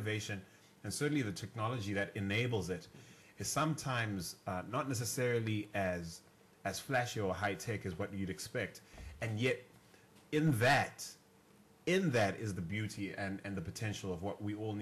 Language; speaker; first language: English; non-native, local second language; North Ndebele